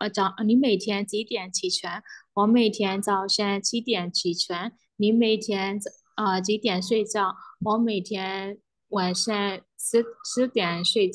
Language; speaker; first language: Chinese; non-native, learner; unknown